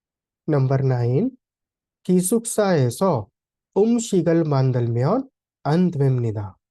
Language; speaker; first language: Korean; non-native, fluent; Hindi